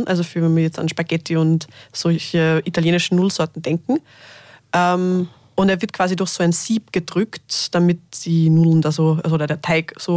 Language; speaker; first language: German; native; German